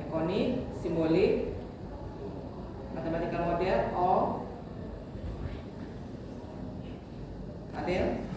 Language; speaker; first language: English; non-native, learner; Indonesian